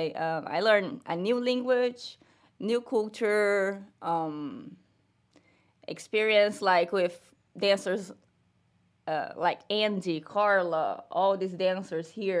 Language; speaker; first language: English; non-native, learner; Portuguese